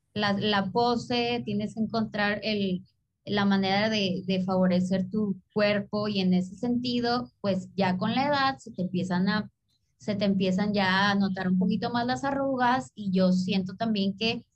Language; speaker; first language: Spanish; native; Spanish